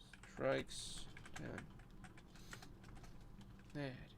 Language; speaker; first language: Swedish; non-native, learner; Russian